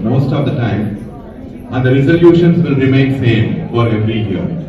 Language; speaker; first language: English; non-native, local second language; Tamil